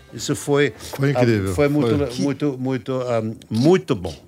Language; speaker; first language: Portuguese; non-native, learner; German